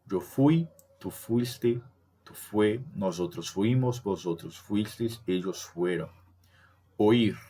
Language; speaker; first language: Spanish; non-native, fluent; Portuguese